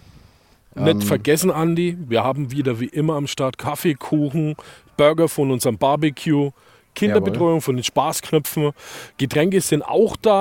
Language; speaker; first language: German; native; German